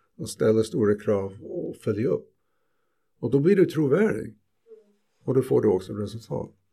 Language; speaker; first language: Swedish; native; Swedish